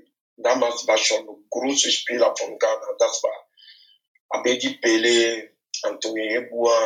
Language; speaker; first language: German; non-native, fluent; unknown